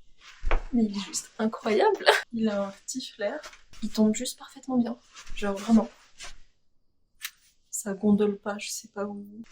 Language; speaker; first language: French; native; French